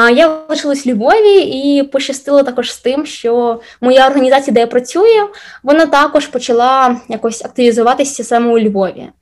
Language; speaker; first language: Ukrainian; non-native, local second language; Russian